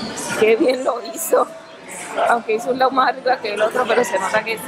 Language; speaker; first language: Spanish; native; Spanish